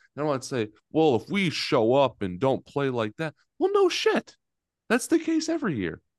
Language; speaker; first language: English; native; English